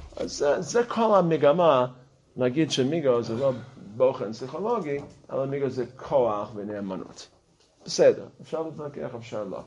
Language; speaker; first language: Hebrew; non-native, fluent; English